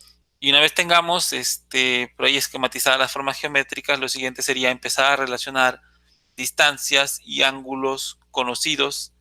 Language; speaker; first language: Spanish; native; Spanish